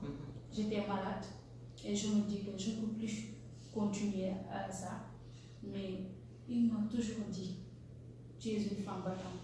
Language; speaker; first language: French; non-native, local second language; Wolof